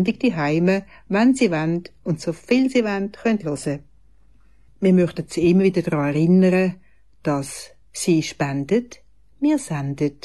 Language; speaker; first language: German; native; German